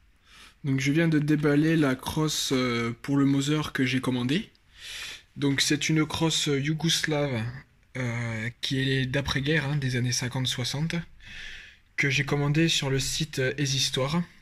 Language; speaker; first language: French; native; French